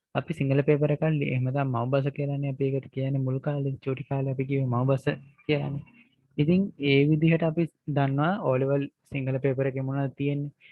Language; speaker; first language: Sinhala; native; Sinhala